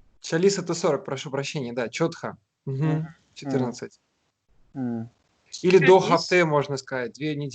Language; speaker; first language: Russian; native; Russian